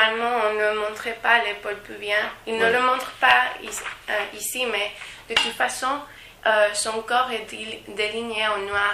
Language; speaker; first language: French; non-native, learner; Spanish